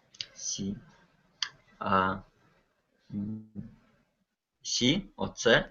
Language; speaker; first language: Spanish; non-native, learner; Russian